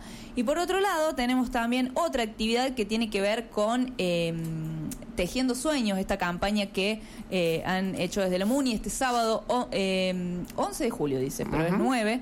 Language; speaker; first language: Spanish; native; Spanish